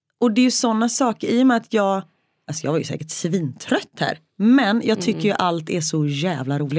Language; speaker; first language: Swedish; native; Swedish